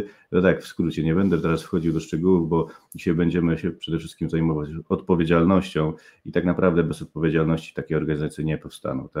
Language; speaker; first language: Polish; native; Polish